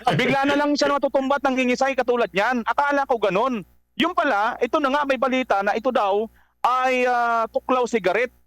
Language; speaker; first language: Filipino; non-native, local second language; Waray